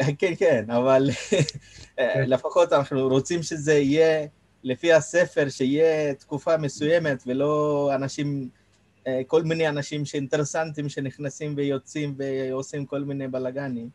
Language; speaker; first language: Hebrew; non-native, fluent; Telugu